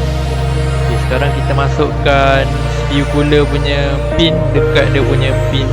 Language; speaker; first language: Malay; native; Malay